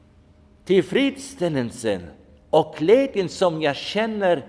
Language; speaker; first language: Swedish; non-native, fluent; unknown